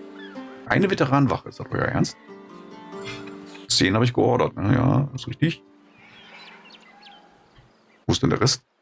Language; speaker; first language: German; native; German